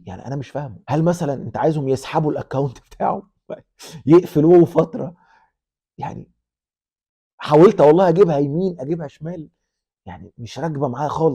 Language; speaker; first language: Arabic; native; Arabic